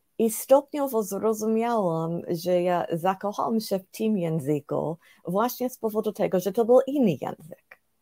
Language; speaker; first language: Polish; non-native, fluent; English